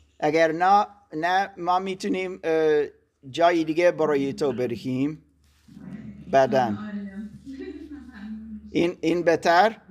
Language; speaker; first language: Persian; non-native, learner; German